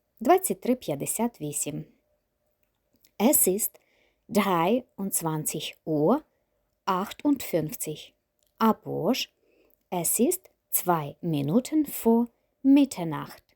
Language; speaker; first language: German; non-native, fluent; Ukrainian